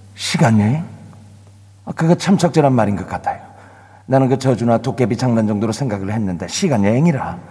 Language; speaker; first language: Korean; native; Korean